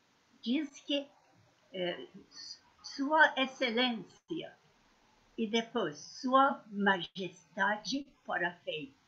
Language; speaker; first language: Portuguese; non-native, learner; Persian